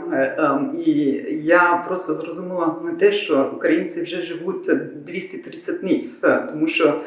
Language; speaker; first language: Ukrainian; non-native, learner; German